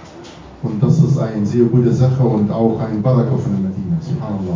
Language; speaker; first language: German; non-native, fluent; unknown